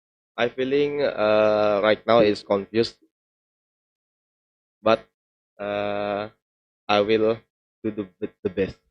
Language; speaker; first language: English; non-native, learner; Indonesian